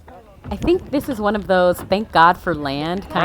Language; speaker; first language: English; native; English